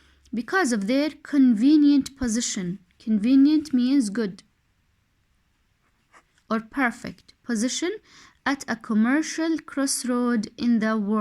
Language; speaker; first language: English; non-native, fluent; Arabic